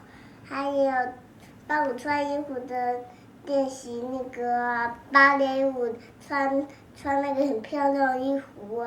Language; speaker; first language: Chinese; early bilingual, heritage; Chinese